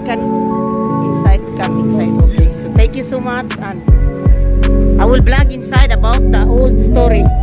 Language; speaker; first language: English; non-native, learner; Filipino